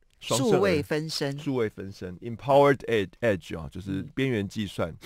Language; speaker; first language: Chinese; native; Chinese